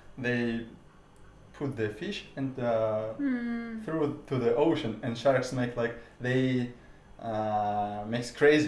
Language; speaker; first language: English; non-native, learner; Russian